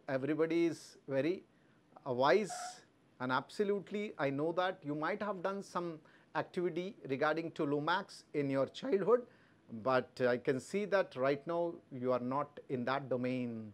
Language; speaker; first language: English; non-native, local second language; Telugu